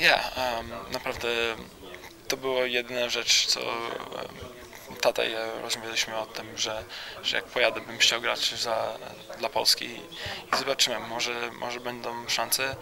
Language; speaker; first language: Polish; early bilingual, heritage; Polish